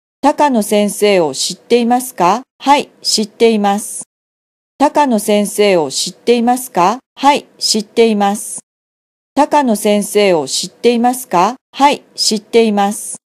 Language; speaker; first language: Japanese; non-native, fluent; Vietnamese